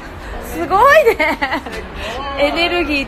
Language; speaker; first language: Japanese; native; Japanese